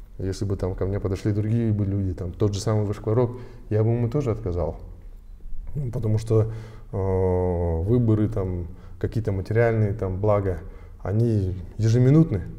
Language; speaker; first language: Russian; native; Russian